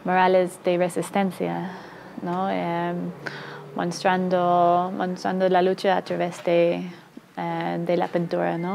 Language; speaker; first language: Spanish; non-native, fluent; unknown